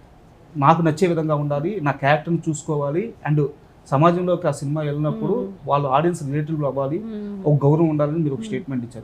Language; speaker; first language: Telugu; native; Telugu